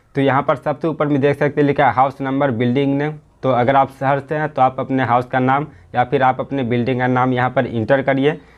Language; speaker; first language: Hindi; native; Hindi